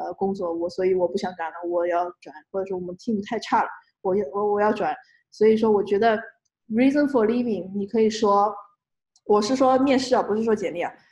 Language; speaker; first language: Chinese; native; Chinese